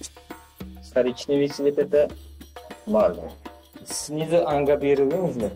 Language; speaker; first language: Russian; non-native, learner; Uzbek